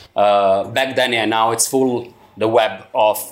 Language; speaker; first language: English; non-native, learner; Italian